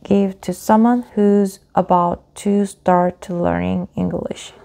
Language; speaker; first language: English; non-native, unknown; Korean